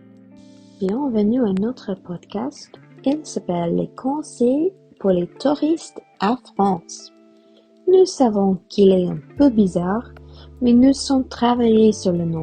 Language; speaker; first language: French; non-native, learner; English